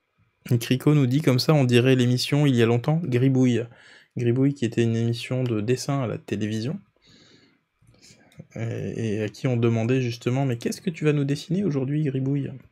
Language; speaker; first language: French; native; French